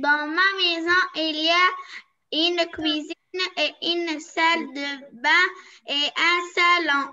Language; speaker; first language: French; non-native, learner; Arabic